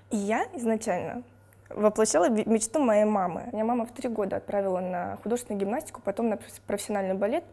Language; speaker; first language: Russian; native; Russian